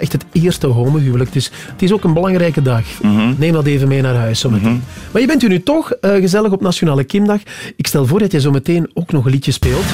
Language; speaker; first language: Dutch; native; Dutch